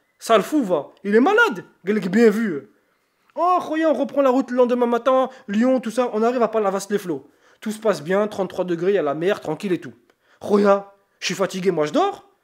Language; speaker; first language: French; native; French